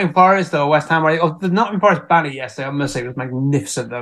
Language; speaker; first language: English; native; English